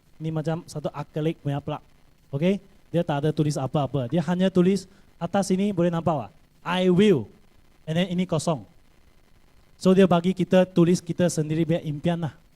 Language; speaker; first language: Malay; non-native, local second language; Chinese